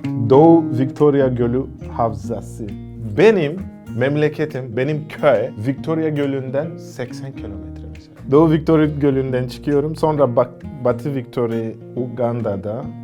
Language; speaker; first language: Turkish; non-native, fluent; Gusii